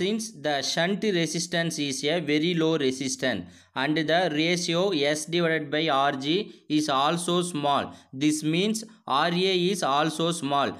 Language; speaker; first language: English; non-native, local second language; Tamil